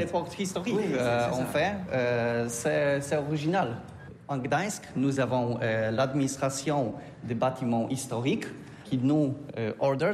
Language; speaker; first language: French; non-native, learner; Polish